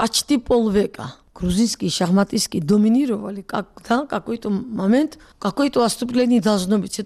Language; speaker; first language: Russian; non-native, local second language; Georgian